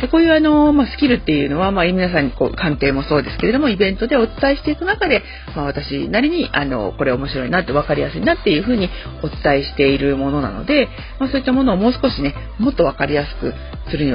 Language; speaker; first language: Japanese; native; Japanese